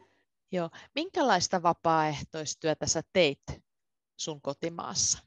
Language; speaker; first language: Finnish; native; Finnish